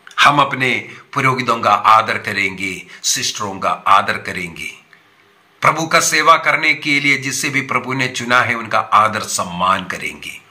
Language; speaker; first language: Hindi; non-native, local second language; Malayalam